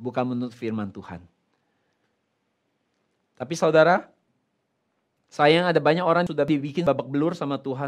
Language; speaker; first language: Indonesian; native; Indonesian